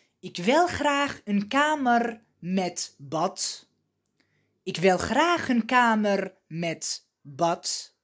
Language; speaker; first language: Dutch; non-native, fluent; Arabic